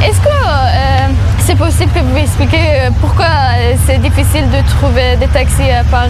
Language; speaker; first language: French; non-native, learner; Persian